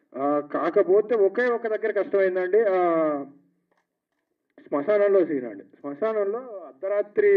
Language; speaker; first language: Telugu; native; Telugu